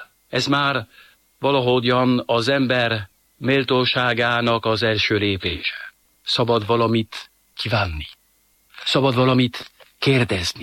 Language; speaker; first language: Hungarian; non-native, fluent; French